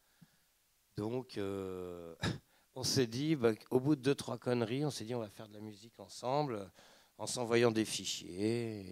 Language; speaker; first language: French; native; French